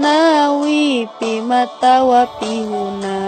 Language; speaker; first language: Arabic; non-native, learner; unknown